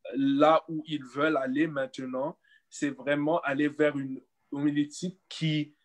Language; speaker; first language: French; native; French